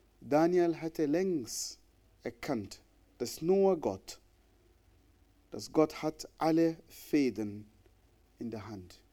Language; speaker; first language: German; non-native, fluent; Arabic